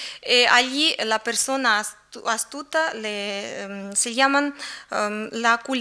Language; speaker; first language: Spanish; non-native, learner; Russian